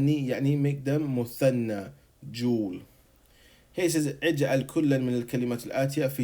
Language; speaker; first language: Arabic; non-native, fluent; English